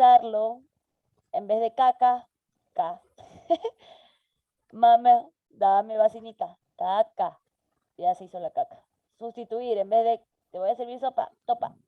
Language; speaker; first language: Spanish; native; Spanish